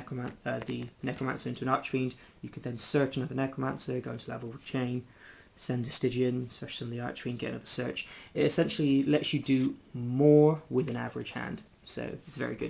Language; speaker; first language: English; native; English